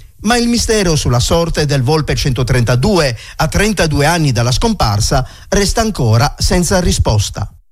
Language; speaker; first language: Italian; native; Italian